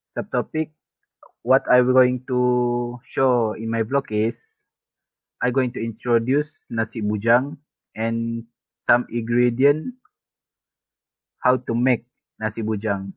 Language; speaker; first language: English; non-native, local second language; Malay